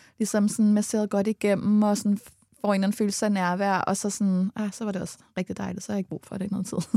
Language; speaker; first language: Danish; native; Danish